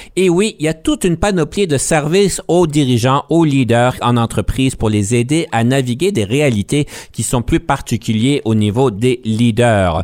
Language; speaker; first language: French; native; French